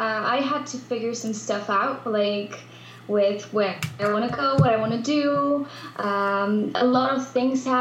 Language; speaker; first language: English; non-native, fluent; Polish